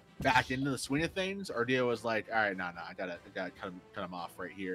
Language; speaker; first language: English; native; English